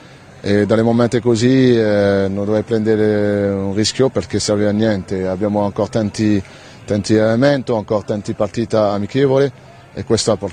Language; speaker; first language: Italian; non-native, learner; French